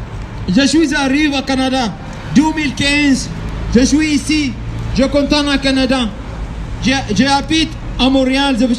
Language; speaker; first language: French; non-native, learner; Tigrinya